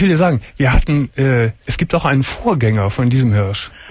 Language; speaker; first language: German; native; German